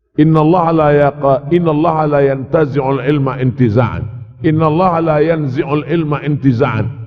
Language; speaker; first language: Malay; native; Malay